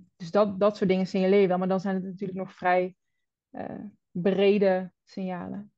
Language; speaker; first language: Dutch; native; Dutch